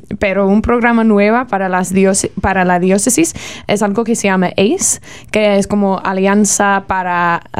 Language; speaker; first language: Spanish; non-native, learner; English